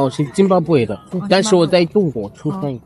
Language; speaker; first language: Chinese; early bilingual, other home language; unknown